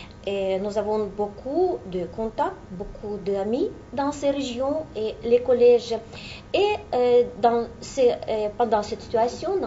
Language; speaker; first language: French; non-native, fluent; Russian